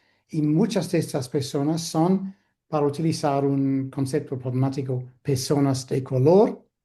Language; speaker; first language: Spanish; non-native, fluent; English